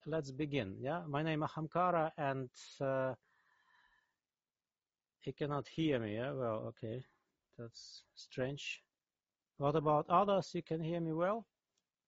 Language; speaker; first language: English; non-native, fluent; Russian